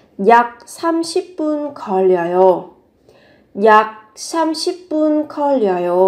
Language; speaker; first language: Korean; non-native, fluent; Vietnamese